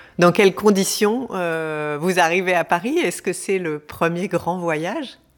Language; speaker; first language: French; native; French